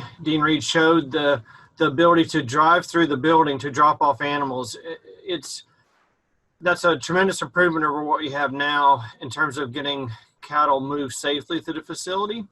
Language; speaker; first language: English; native; English